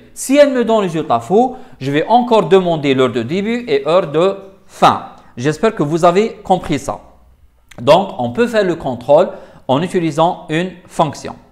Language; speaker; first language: French; non-native, local second language; Arabic